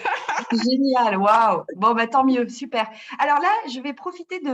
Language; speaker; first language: French; native; French